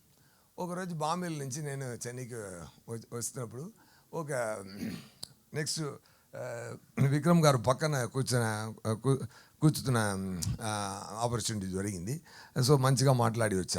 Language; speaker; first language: Telugu; non-native, learner; Tamil